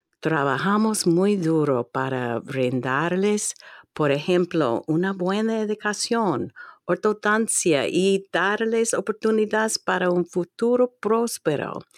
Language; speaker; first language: Spanish; non-native, fluent; English